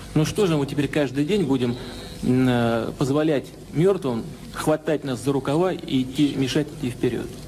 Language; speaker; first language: Russian; native; Russian